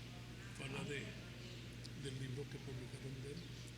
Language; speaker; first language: Portuguese; non-native, learner; Spanish